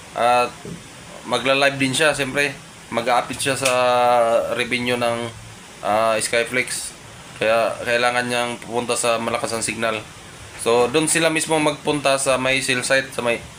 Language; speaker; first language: Filipino; non-native, local second language; Masbatenyo